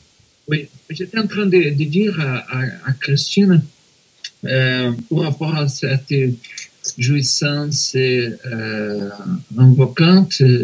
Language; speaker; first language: French; non-native, fluent; Portuguese